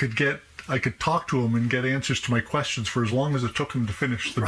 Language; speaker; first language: English; native; English